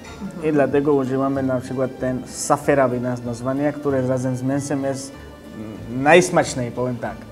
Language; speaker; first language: Polish; non-native, learner; Georgian